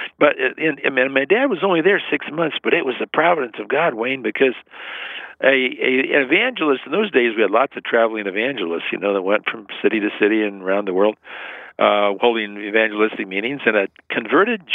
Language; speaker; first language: English; native; English